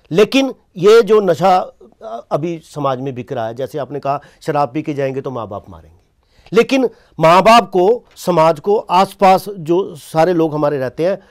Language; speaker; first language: Hindi; non-native, local second language; Punjabi